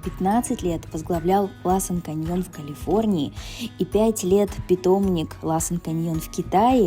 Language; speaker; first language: Russian; native; Russian